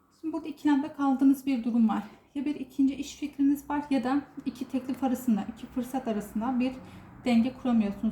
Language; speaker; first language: Turkish; native; Turkish